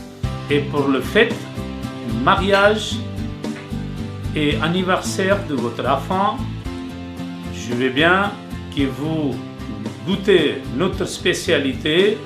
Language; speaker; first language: French; non-native, fluent; Urdu